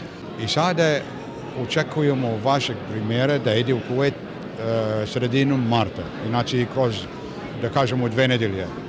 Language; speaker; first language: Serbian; non-native, learner; Arabic